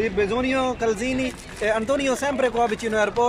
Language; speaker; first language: Italian; non-native, learner; Punjabi